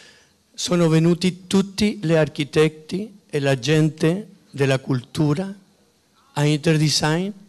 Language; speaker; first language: Italian; non-native, fluent; Spanish